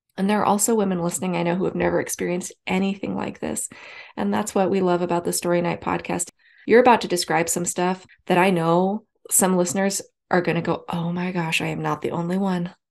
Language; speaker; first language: English; native; English